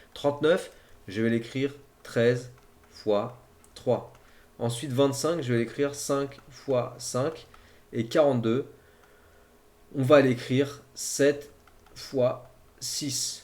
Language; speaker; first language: French; native; French